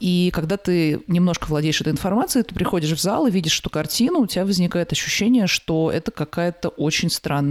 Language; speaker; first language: Russian; native; Russian